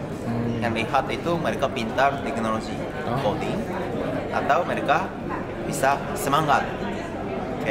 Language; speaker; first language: Indonesian; non-native, fluent; Japanese